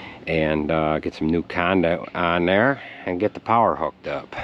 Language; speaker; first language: English; native; English